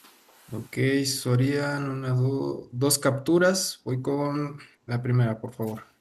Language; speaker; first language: Spanish; native; Spanish